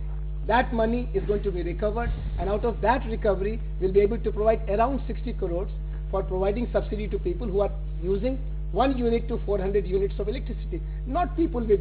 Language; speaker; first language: English; non-native, local second language; Hindi